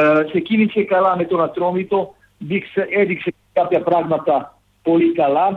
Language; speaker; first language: Greek; non-native, fluent; Serbian